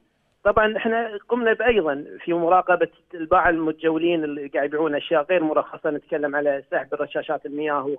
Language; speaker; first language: Arabic; native; Arabic